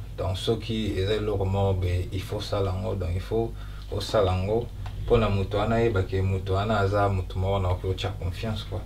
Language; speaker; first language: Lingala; early bilingual, heritage; Lingala